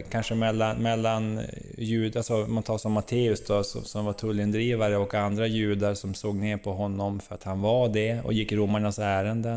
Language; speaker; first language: Swedish; native; Swedish